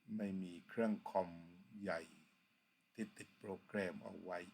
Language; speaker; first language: Thai; native; Thai